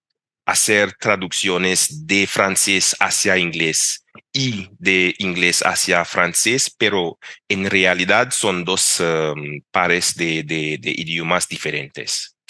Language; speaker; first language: Spanish; non-native, fluent; English